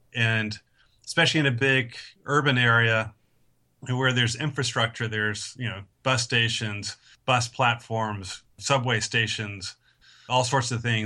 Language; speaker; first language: English; native; English